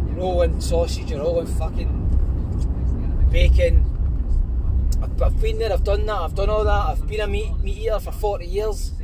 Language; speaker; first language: English; native; English